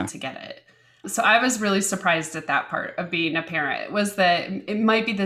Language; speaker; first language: English; native; English